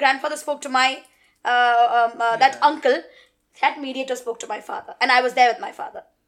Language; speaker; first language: English; non-native, local second language; Malayalam